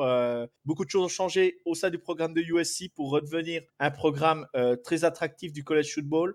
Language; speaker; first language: French; native; French